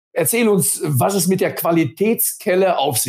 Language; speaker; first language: German; native; German